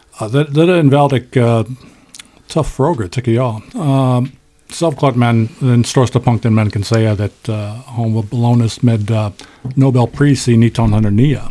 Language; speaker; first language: Swedish; non-native, learner; English